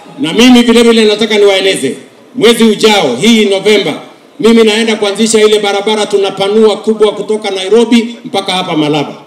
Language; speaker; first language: Swahili; non-native, local second language; Kalenjin